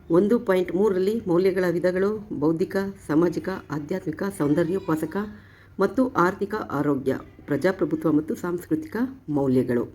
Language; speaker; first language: Kannada; native; Kannada